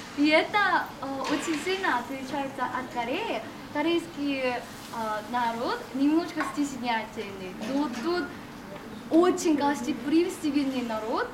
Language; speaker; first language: Russian; non-native, learner; Korean